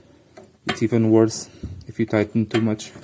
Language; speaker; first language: English; non-native, fluent; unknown